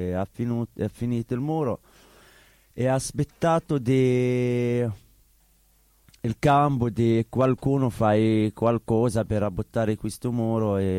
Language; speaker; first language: Italian; non-native, learner; Arabic